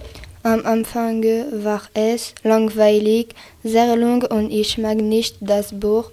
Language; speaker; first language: German; non-native, learner; French